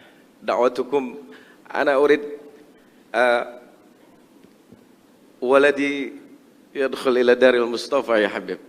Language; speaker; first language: Arabic; non-native, learner; Indonesian